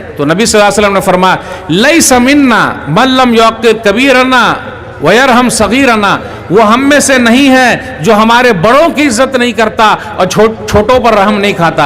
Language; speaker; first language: Hindi; native; Hindi